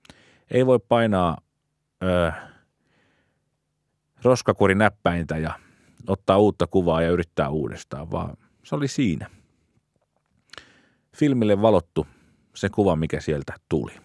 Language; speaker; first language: Finnish; native; Finnish